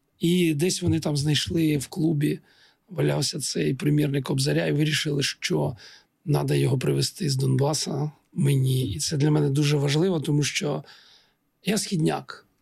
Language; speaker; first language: Ukrainian; non-native, local second language; Russian